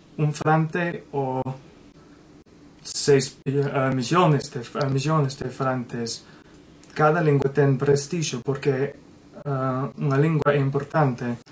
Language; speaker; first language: Galician; non-native, learner; English